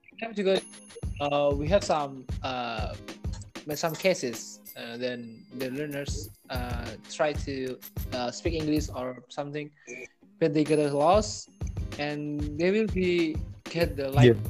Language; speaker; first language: English; non-native, learner; Indonesian